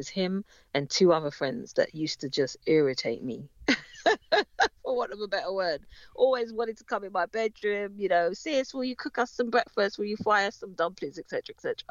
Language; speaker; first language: English; native; English